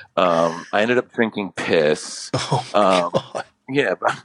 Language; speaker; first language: English; native; English